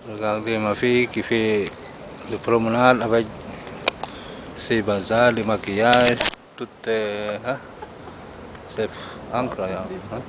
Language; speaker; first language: French; non-native, learner; Khmer